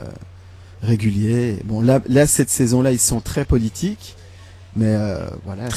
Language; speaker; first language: French; native; French